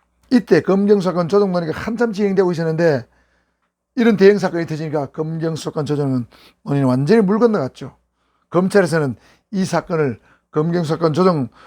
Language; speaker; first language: Korean; native; Korean